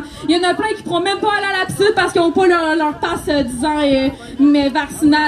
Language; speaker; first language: French; native; French